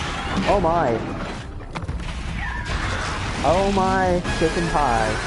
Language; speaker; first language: English; native; English